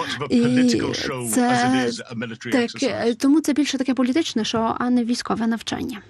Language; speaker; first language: Ukrainian; non-native, fluent; English